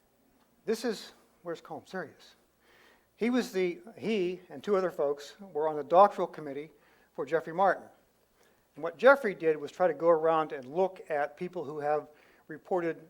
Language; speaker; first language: English; native; English